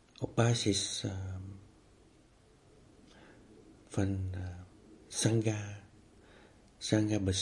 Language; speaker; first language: Dutch; non-native, fluent; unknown